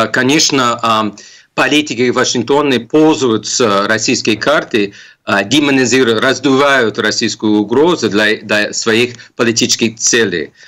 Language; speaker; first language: Russian; non-native, fluent; English